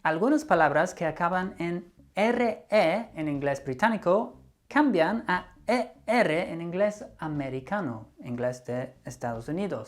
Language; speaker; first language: Spanish; non-native, fluent; English